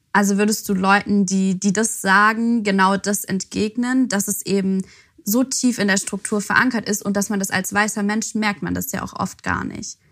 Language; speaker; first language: German; native; German